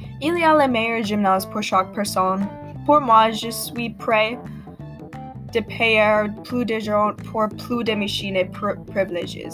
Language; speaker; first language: French; non-native, learner; English